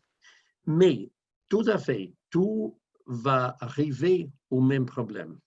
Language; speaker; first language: French; non-native, fluent; English